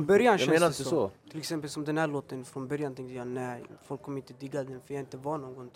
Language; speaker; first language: Swedish; early bilingual, other home language; Albanian